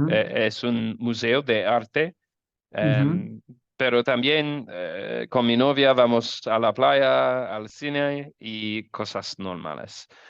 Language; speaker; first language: Spanish; non-native, learner; English